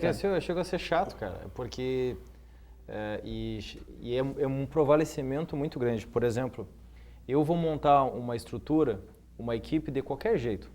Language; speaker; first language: Portuguese; native; Portuguese